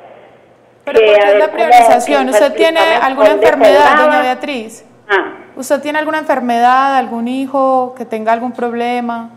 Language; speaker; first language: Spanish; native; Spanish